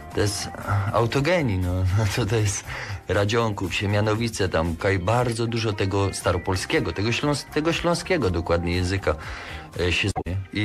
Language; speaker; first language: Polish; native; Polish